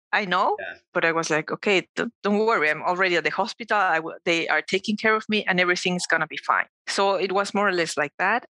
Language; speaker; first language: English; non-native, fluent; Spanish